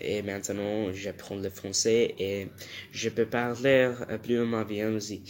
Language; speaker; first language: French; non-native, learner; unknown